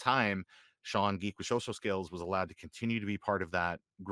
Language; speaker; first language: English; native; English